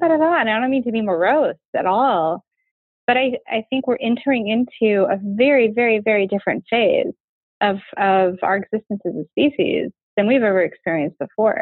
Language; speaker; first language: English; native; English